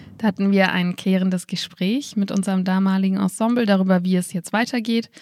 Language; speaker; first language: German; native; German